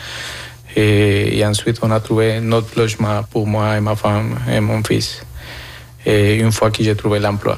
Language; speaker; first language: French; non-native, fluent; Spanish